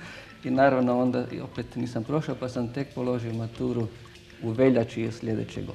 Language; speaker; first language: Croatian; native; Croatian